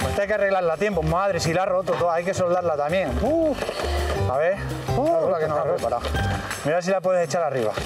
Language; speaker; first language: Spanish; native; Spanish